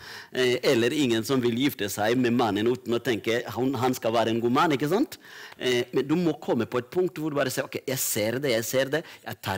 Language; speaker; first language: Norwegian; non-native, fluent; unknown